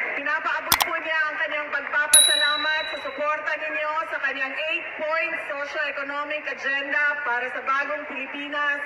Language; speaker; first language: Filipino; non-native, local second language; Cebuano